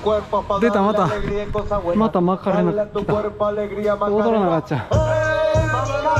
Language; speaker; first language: Japanese; native; Japanese